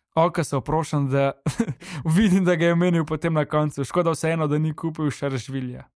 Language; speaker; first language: Slovenian; non-native, local second language; Serbian